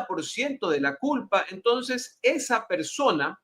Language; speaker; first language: Spanish; native; Spanish